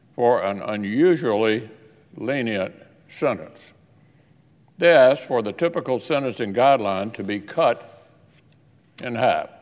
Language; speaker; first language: English; native; English